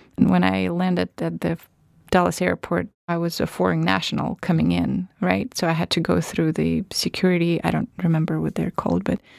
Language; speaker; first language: English; non-native, fluent; Russian